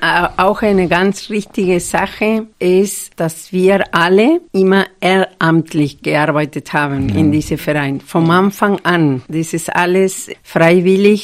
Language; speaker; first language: German; non-native, fluent; Spanish